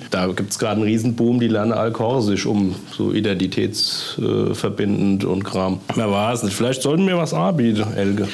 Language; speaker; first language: German; native; German